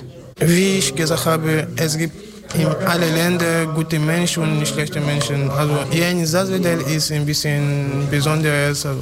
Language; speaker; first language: German; non-native, learner; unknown